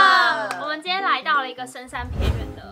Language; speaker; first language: Chinese; native; Chinese